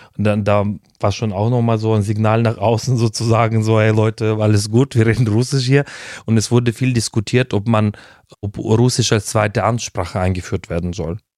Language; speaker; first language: German; non-native, fluent; Russian